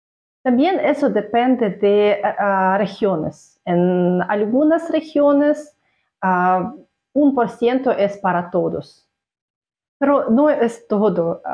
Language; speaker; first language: Spanish; non-native, fluent; Russian